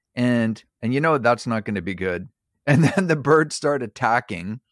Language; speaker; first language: English; native; English